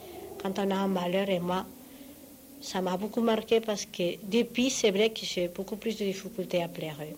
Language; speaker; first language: French; non-native, fluent; Spanish